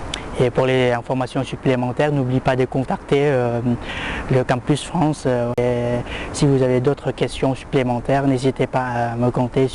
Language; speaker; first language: French; non-native, fluent; Lao